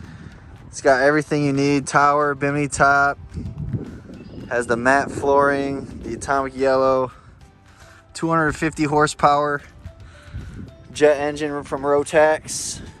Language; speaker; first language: English; native; English